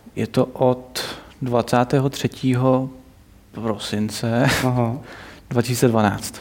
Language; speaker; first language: Czech; native; Czech